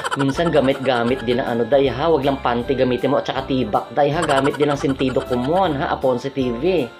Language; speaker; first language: Filipino; non-native, local second language; Hiligaynon